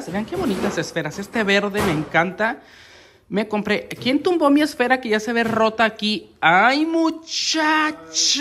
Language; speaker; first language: Spanish; native; Spanish